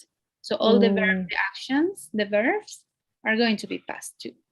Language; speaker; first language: English; non-native, fluent; Spanish